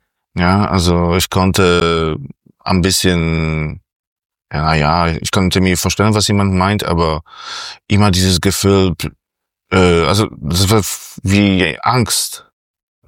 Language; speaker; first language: German; non-native, fluent; Polish